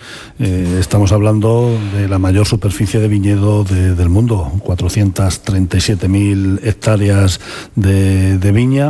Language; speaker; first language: Spanish; native; Spanish